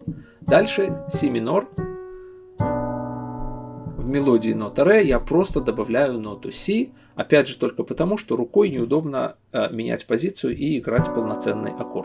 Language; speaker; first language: Russian; native; Russian